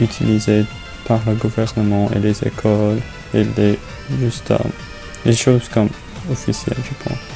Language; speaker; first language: French; non-native, learner; English